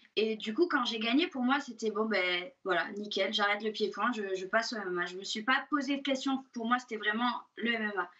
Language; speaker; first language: French; native; French